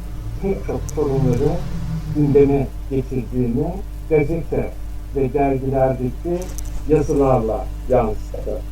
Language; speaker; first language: Turkish; native; Turkish